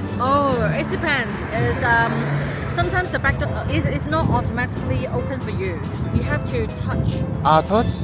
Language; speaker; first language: English; non-native, learner; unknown